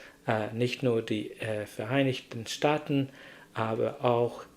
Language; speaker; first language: German; non-native, learner; Hungarian